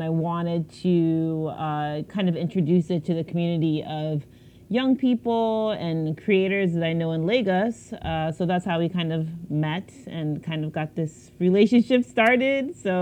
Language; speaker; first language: English; native; English